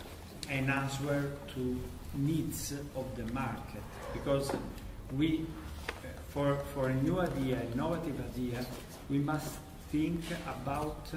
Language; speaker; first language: English; non-native, learner; Italian